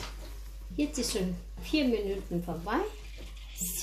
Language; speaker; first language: German; non-native, learner; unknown